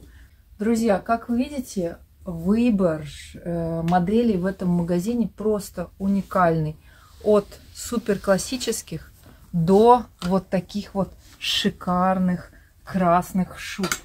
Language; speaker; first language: Russian; native; Russian